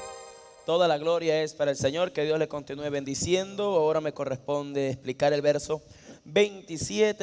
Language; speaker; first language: Spanish; native; Spanish